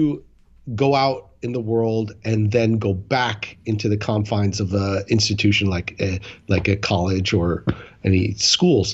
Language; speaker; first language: English; native; English